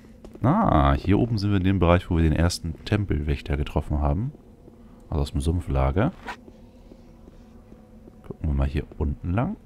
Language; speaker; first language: German; native; German